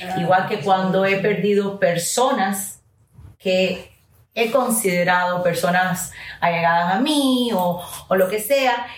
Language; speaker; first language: Spanish; early bilingual, heritage; English